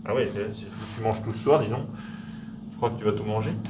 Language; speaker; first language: French; native; French